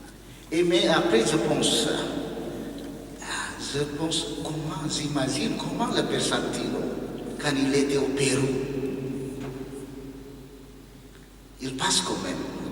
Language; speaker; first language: French; non-native, learner; Indonesian